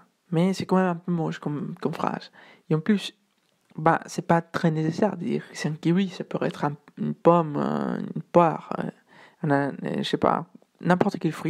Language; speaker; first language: French; non-native, fluent; Spanish